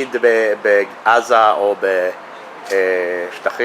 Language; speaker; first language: Hebrew; non-native, fluent; English